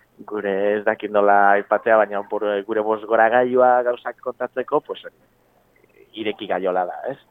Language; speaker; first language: Basque; non-native, fluent; Galician